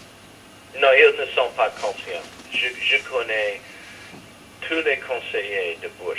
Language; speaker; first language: French; non-native, fluent; English